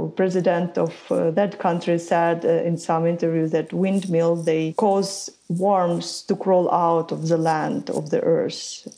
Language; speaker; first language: English; non-native, fluent; Ukrainian